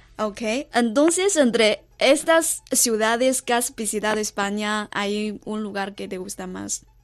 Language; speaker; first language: Spanish; non-native, fluent; Chinese